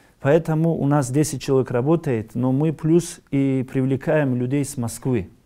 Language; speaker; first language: Russian; non-native, local second language; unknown